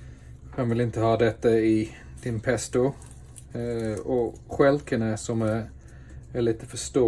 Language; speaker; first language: Swedish; non-native, fluent; English